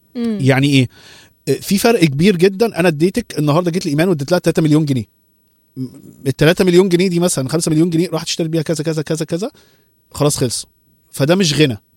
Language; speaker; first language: Arabic; early bilingual, heritage; Arabic